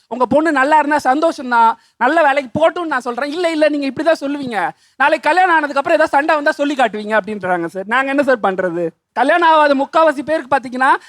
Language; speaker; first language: Tamil; native; Tamil